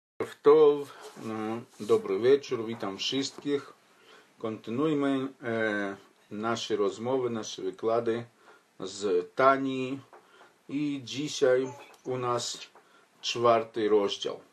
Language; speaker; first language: Polish; non-native, fluent; Ukrainian